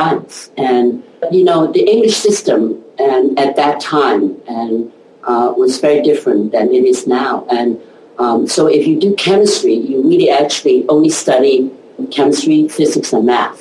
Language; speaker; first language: English; non-native, local second language; Cantonese